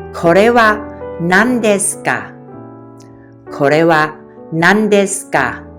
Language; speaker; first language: Japanese; non-native, fluent; Thai